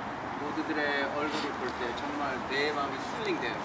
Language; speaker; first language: Korean; early bilingual, heritage; English